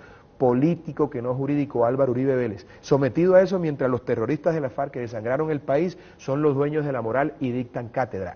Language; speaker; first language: Spanish; native; Spanish